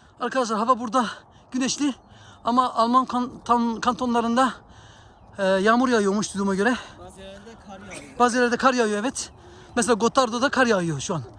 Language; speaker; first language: Turkish; early bilingual, heritage; Turkish